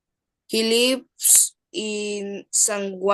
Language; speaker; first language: English; non-native, learner; Spanish